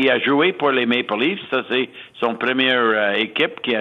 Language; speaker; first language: French; non-native, fluent; English